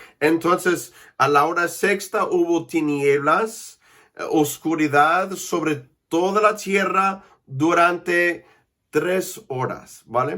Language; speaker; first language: Spanish; non-native, fluent; English